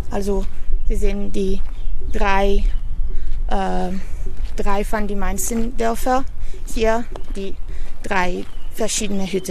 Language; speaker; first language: German; non-native, learner; Italian